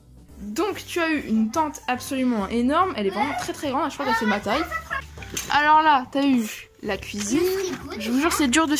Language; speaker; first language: French; native; French